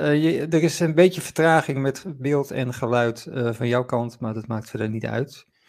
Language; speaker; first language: Dutch; native; Dutch